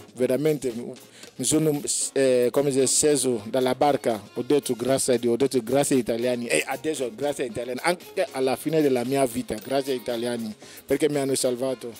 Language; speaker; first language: Italian; non-native, fluent; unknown